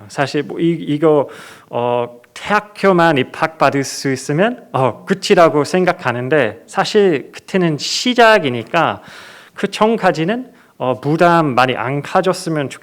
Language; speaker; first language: Korean; non-native, fluent; English